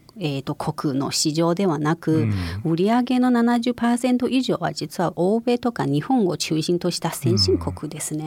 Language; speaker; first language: Japanese; non-native, fluent; Chinese